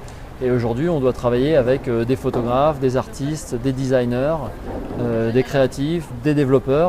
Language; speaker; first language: French; native; French